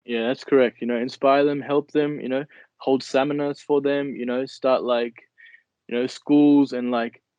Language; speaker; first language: English; early bilingual, other home language; Nepali